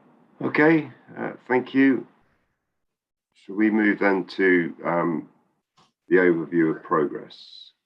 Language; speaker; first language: English; native; English